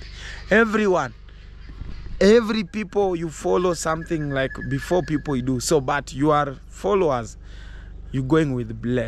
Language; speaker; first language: English; non-native, learner; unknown